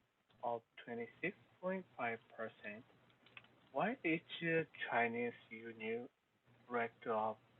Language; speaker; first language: English; non-native, learner; Korean